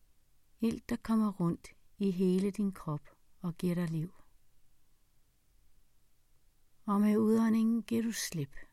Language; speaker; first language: Danish; native; Danish